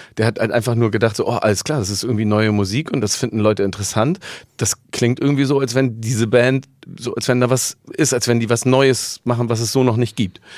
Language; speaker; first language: German; native; German